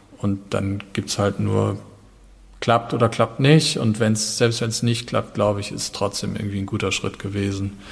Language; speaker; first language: German; native; German